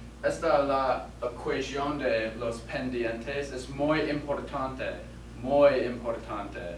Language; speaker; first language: Spanish; non-native, learner; English